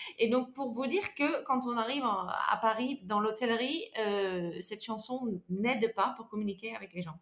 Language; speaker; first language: French; non-native, fluent; Dutch